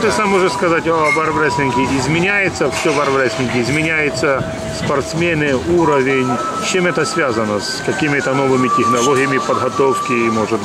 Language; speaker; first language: Russian; native; Russian